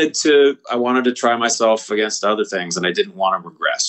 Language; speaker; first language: English; native; English